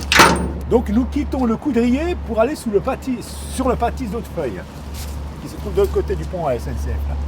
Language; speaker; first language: French; native; French